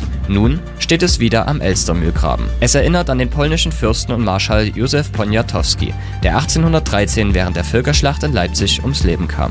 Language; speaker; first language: German; native; German